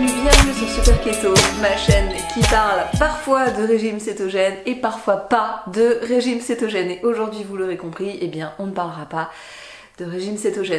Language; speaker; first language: French; native; French